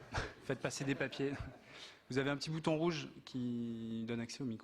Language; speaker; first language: French; native; French